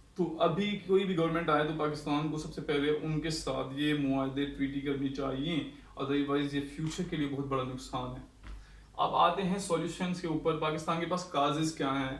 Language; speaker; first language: Urdu; non-native, local second language; Sindhi